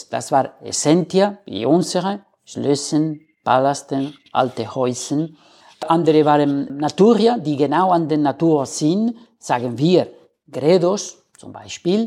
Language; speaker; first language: German; non-native, fluent; Spanish